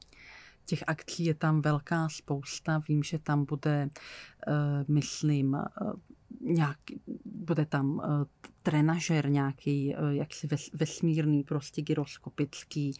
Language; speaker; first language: Czech; native; Czech